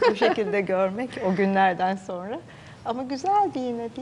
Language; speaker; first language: Turkish; native; Turkish